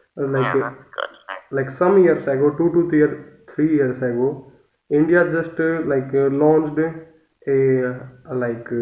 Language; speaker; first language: English; non-native, local second language; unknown